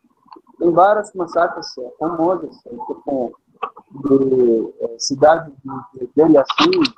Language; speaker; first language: Portuguese; non-native, fluent; Arabic